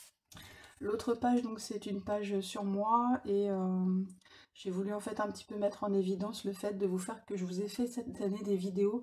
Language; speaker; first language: French; native; French